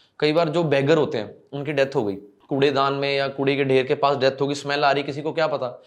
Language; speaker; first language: Hindi; non-native, local second language; Punjabi